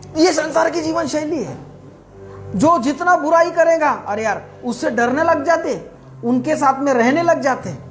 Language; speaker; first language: Hindi; non-native, local second language; Marathi